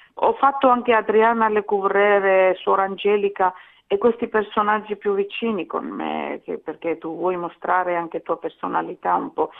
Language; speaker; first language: Italian; non-native, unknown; Georgian